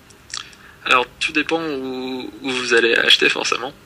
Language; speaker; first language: French; native; French